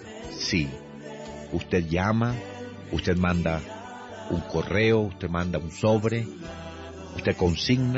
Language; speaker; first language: Spanish; native; Spanish